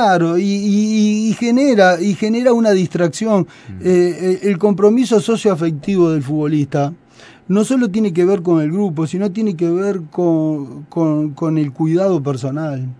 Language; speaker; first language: Spanish; native; Spanish